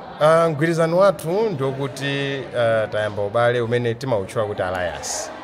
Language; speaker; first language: Nyanja; native; Nyanja